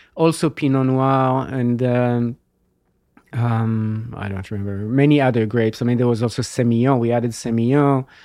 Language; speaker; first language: English; non-native, fluent; Hebrew